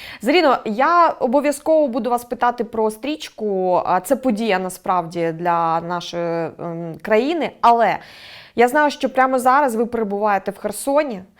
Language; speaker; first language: Ukrainian; native; Ukrainian